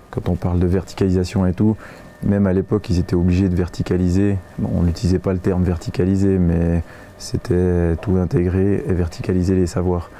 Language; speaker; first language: French; native; French